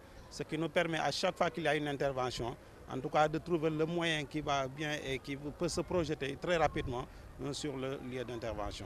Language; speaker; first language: French; non-native, local second language; Wolof